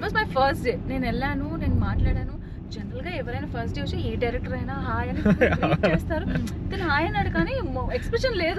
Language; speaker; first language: Telugu; native; Telugu